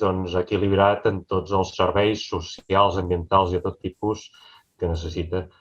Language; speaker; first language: Catalan; native; Catalan